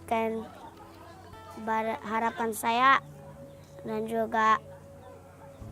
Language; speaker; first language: Indonesian; early bilingual, other home language; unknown